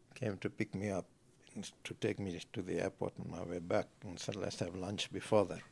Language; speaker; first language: English; native; English